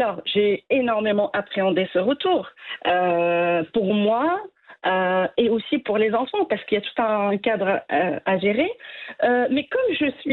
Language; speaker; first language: French; non-native, local second language; Arabic